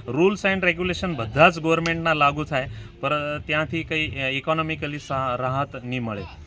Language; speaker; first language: Gujarati; non-native, local second language; Marathi